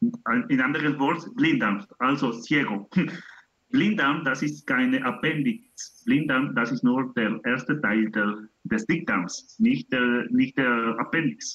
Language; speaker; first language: German; non-native, learner; Spanish